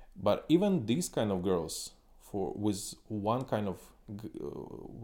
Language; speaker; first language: English; non-native, fluent; Ukrainian